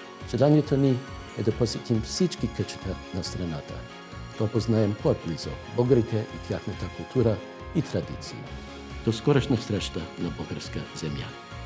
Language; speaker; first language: Bulgarian; non-native, learner; English